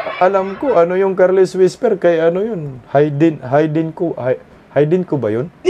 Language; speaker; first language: Filipino; non-native, local second language; Cebuano